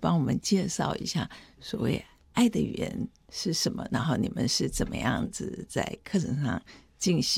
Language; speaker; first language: Chinese; native; Chinese